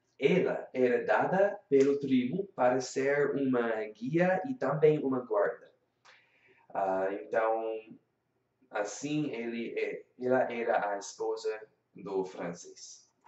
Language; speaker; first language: Portuguese; non-native, learner; English